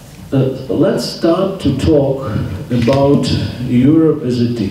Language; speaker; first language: English; non-native, fluent; Slovak